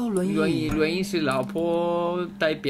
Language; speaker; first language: Chinese; non-native, fluent; English